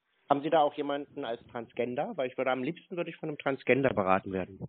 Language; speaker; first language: German; native; German